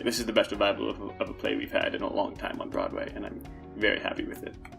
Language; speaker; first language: English; native; English